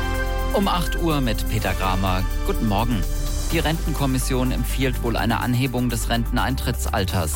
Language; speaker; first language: German; native; German